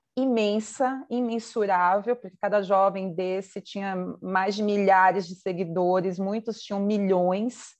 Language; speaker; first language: Portuguese; native; Portuguese